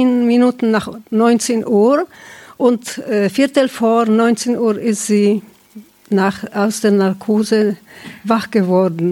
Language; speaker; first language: German; non-native, fluent; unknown